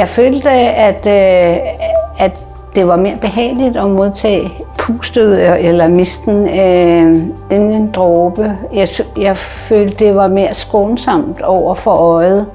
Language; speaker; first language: Danish; native; Danish